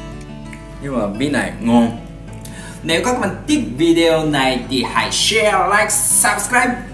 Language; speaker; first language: Vietnamese; non-native, learner; Japanese